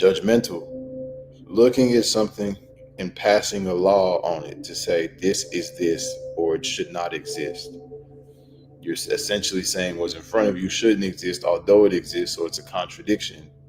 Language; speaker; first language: English; native; English